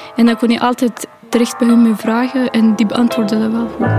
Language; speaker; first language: Dutch; non-native, fluent; Urdu